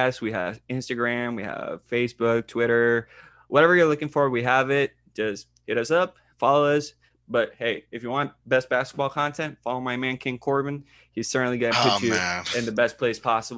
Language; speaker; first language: English; non-native, fluent; Spanish